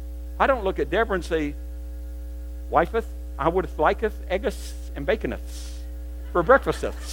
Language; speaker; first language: English; native; English